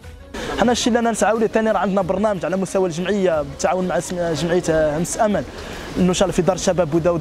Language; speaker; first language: Arabic; native; Arabic